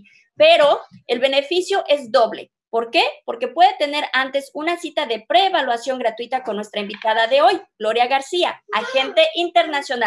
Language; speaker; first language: Spanish; native; Spanish